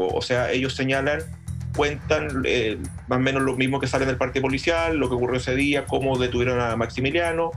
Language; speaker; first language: Spanish; native; Spanish